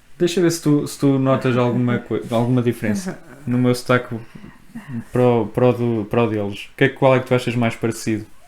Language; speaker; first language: Portuguese; native; Portuguese